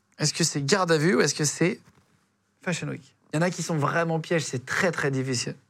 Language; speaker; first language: French; native; French